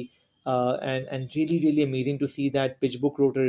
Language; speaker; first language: English; non-native, local second language; Hindi